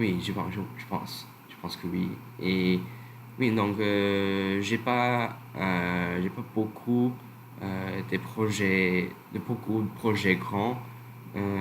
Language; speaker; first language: French; non-native, learner; English